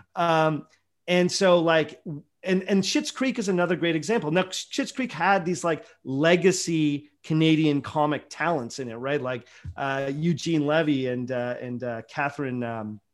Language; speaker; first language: English; native; English